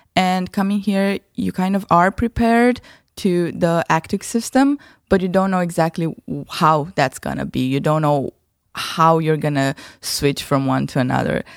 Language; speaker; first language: English; non-native, fluent; Romanian